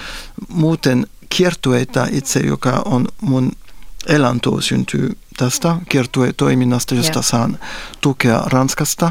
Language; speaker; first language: Finnish; non-native, fluent; French